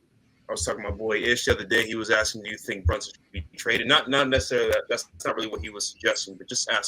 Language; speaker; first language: English; native; English